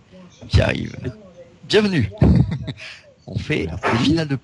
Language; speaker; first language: French; native; French